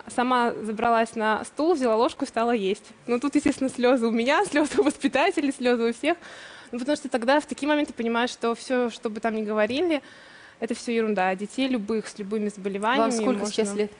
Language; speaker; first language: Russian; native; Russian